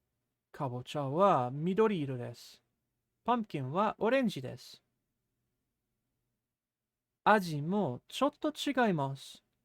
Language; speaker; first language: Japanese; non-native, fluent; English